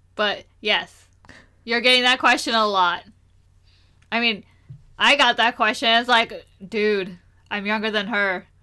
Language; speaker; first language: English; early bilingual, other home language; Hindi